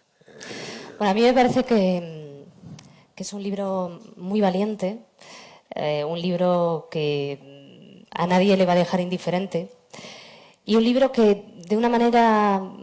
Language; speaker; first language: Spanish; native; Spanish